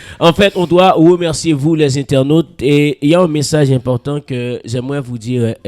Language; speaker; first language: French; non-native, local second language; Haitian Creole